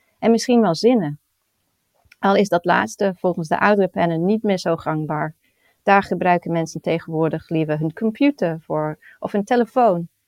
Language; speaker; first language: Dutch; non-native, fluent; English